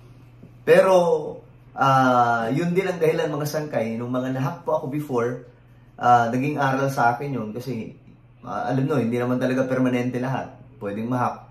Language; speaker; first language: Filipino; native; Filipino